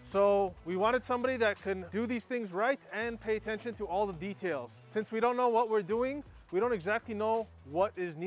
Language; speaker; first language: English; native; English